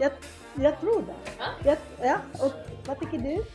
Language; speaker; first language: Swedish; non-native, learner; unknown